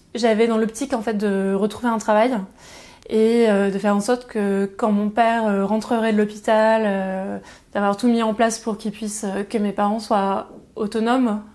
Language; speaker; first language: French; native; French